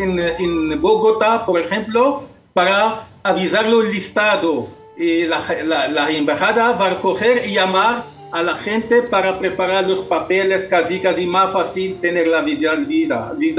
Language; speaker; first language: Spanish; non-native, fluent; Arabic